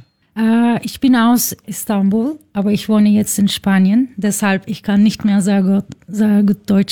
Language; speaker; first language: German; non-native, fluent; Turkish